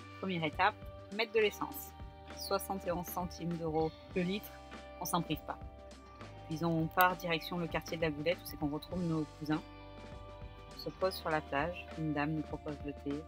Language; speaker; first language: French; native; French